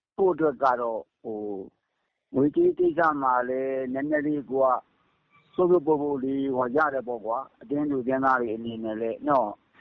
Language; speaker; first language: Burmese; native; Burmese